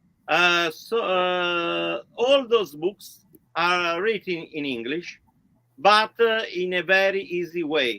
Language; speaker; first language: English; non-native, learner; Italian